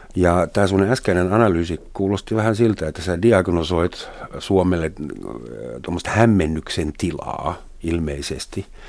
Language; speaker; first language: Finnish; non-native, fluent; German